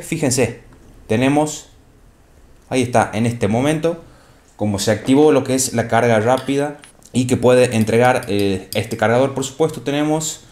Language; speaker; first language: Spanish; native; Spanish